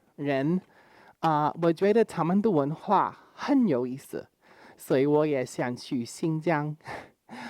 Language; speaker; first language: Chinese; non-native, fluent; English